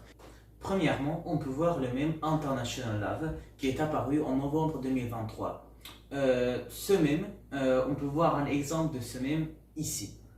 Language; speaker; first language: French; non-native, learner; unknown